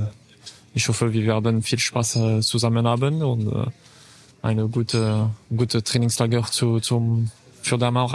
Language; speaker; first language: German; non-native, learner; French